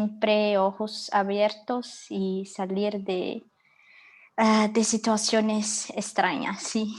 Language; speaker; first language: Spanish; non-native, learner; Portuguese